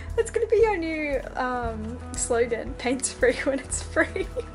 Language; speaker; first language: English; native; English